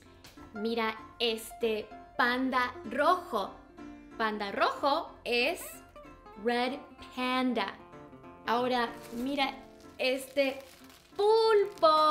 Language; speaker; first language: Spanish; early bilingual, heritage; Spanish